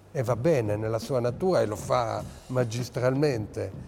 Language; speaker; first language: Italian; early bilingual, other home language; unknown